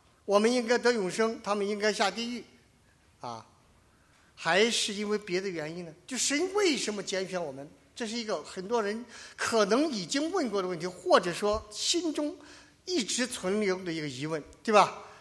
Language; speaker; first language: Chinese; native; Chinese